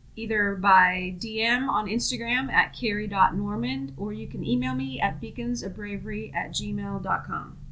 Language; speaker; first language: English; native; English